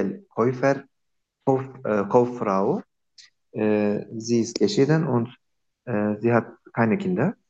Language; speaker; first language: German; non-native, learner; Turkish